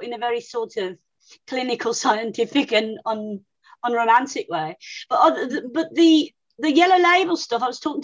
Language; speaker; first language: English; native; English